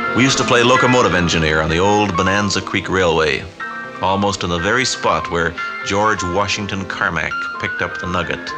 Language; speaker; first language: English; native; English